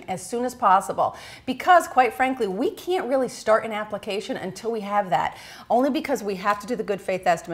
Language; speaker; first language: English; native; English